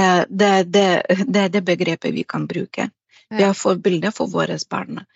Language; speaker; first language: Norwegian; non-native, fluent; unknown